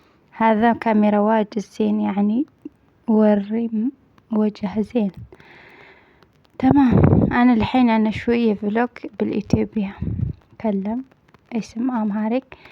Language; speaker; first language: Arabic; non-native, learner; Amharic